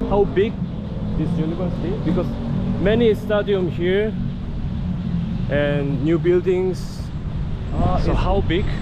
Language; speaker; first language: English; non-native, learner; Korean